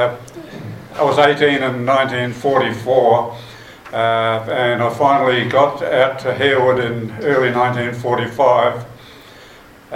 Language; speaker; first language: English; native; English